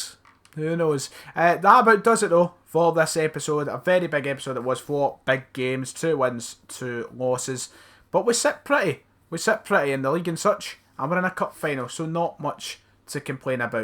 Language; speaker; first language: English; native; English